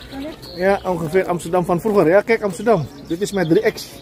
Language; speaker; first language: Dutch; non-native, learner; Indonesian